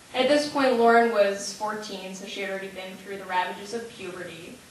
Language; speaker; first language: English; native; English